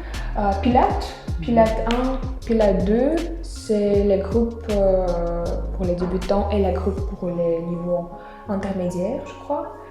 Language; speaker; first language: French; non-native, fluent; Russian